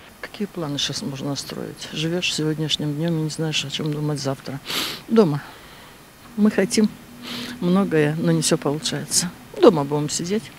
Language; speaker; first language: Russian; native; Russian